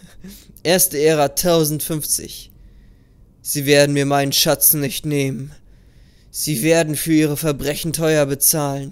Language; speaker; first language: German; native; German